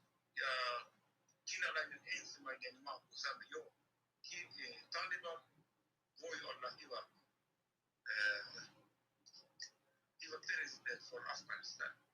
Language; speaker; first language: Finnish; non-native, learner; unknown